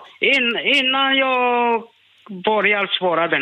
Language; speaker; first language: Swedish; non-native, learner; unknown